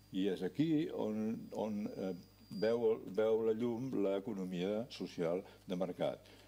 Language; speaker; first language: Catalan; native; Catalan